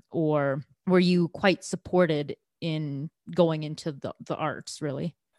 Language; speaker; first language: English; native; English